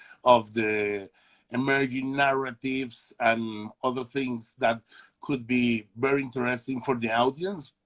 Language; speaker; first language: English; non-native, learner; Spanish